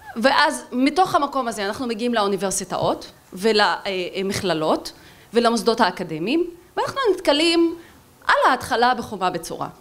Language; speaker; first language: Hebrew; non-native, local second language; Arabic